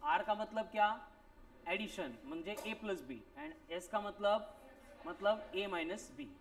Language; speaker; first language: Hindi; non-native, local second language; Marathi